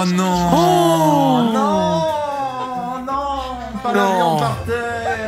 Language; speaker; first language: French; native; French